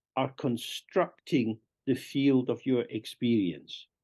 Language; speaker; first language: English; native; English